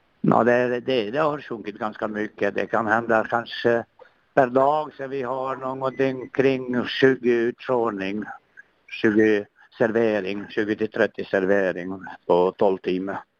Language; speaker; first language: Swedish; non-native, learner; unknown